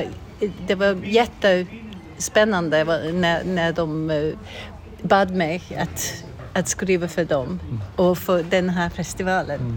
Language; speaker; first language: Swedish; non-native, learner; English